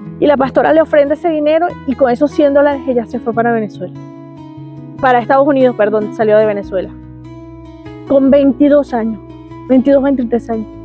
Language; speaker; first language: Spanish; native; Spanish